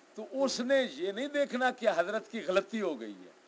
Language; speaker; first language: Urdu; non-native, local second language; Punjabi